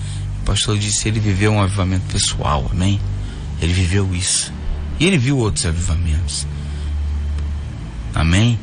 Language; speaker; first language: Portuguese; native; Portuguese